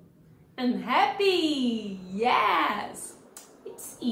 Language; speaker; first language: English; non-native, learner; Portuguese